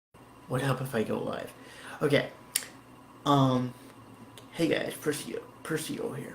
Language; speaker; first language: English; native; English